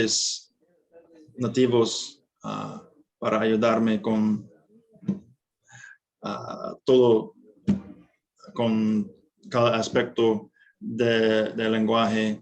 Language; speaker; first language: Spanish; non-native, fluent; English